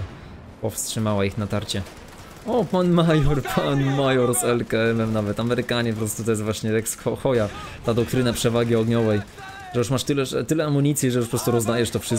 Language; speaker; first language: Polish; native; Polish